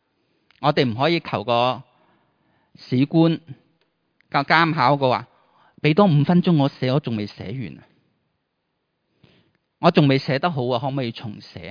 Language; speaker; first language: Chinese; native; Chinese